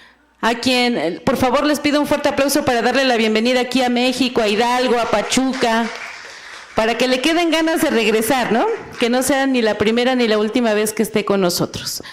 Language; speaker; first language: Spanish; native; Spanish